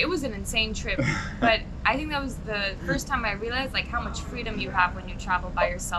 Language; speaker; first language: English; early bilingual, heritage; English